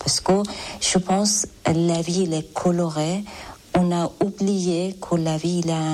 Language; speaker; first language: French; non-native, fluent; Persian